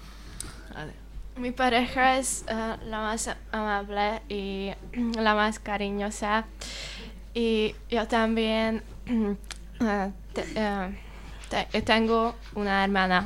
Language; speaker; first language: Spanish; non-native, learner; Hungarian